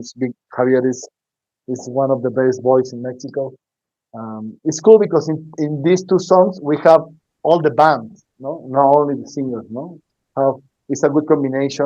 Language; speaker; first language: English; non-native, learner; Spanish